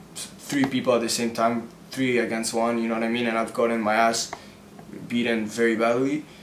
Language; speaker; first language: English; early bilingual, other home language; Spanish